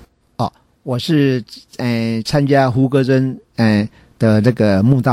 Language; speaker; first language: Chinese; native; Chinese